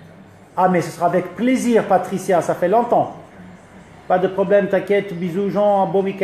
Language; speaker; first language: French; early bilingual, other home language; Italian